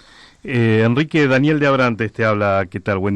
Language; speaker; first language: Spanish; native; Spanish